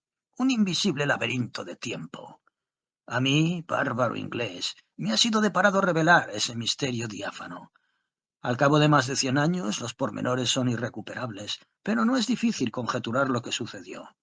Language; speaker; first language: Spanish; native; Spanish